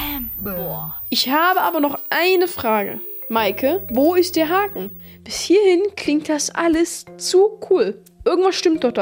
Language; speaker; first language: German; native; German